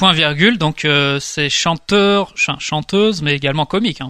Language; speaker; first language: French; native; French